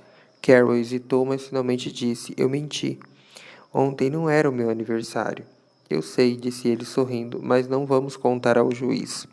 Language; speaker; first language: Portuguese; native; Portuguese